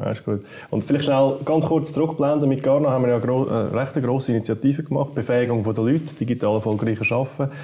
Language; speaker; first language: German; native; German